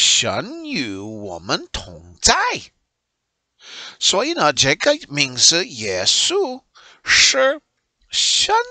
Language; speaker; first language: Chinese; non-native, learner; English